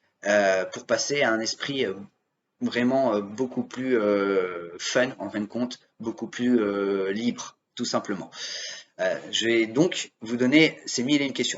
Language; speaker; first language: French; native; French